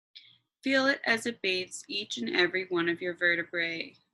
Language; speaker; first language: English; native; English